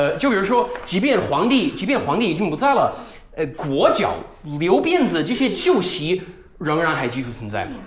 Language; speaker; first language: Chinese; non-native, fluent; English